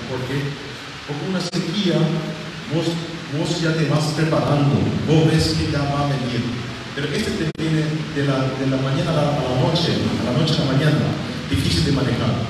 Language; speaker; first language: Spanish; non-native, local second language; German